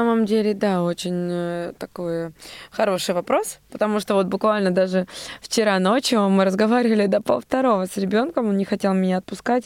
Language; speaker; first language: Russian; native; Russian